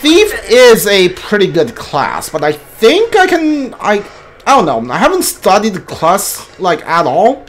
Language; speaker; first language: English; native; English